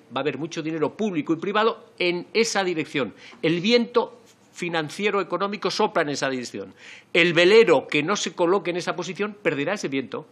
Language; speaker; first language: Spanish; native; Spanish